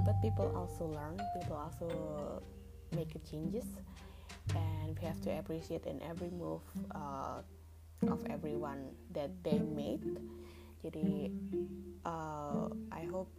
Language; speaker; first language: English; non-native, learner; Indonesian